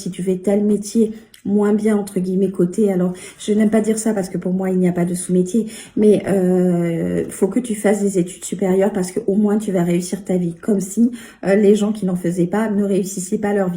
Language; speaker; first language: French; native; French